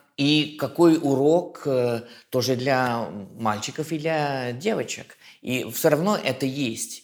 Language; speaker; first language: Russian; non-native, fluent; French